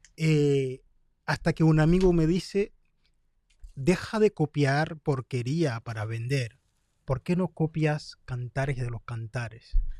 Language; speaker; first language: Spanish; non-native, fluent; Haitian Creole